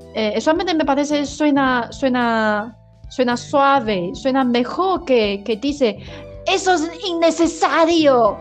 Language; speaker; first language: Spanish; non-native, learner; Chinese